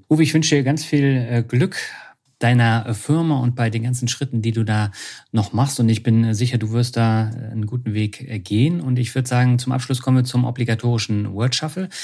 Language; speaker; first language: German; native; German